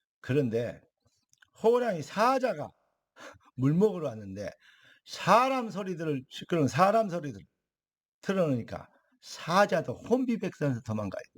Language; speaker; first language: Korean; native; Korean